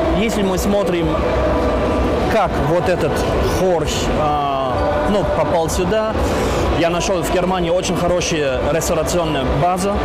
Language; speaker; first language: Russian; non-native, learner; German